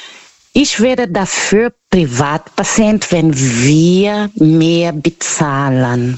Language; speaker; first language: German; non-native, learner; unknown